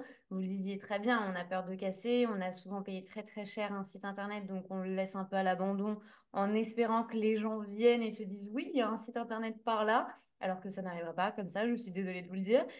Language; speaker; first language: French; native; French